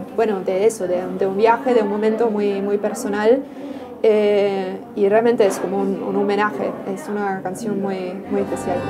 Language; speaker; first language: Spanish; non-native, fluent; German